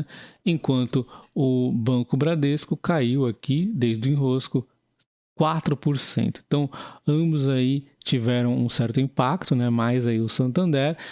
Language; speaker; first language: Portuguese; native; Portuguese